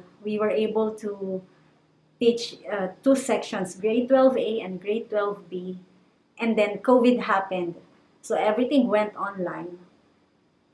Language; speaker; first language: English; non-native, local second language; Filipino